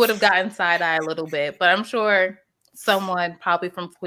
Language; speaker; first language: English; native; English